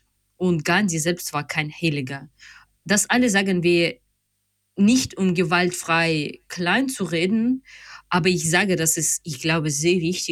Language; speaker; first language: German; non-native, fluent; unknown